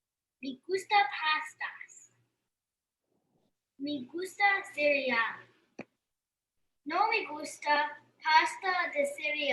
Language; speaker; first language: Spanish; non-native, learner; English